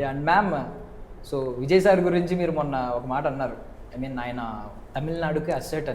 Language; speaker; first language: Telugu; native; Telugu